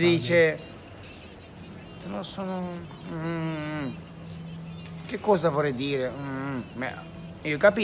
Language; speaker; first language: Italian; non-native, learner; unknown